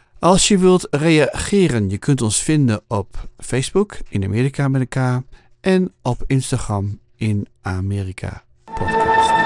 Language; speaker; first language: Dutch; native; Dutch